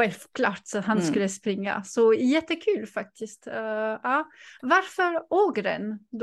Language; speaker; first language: Swedish; non-native, fluent; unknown